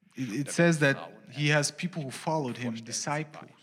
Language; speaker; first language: English; non-native, fluent; German